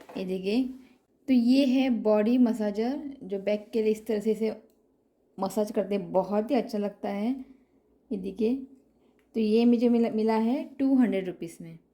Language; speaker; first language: Hindi; non-native, local second language; Konkani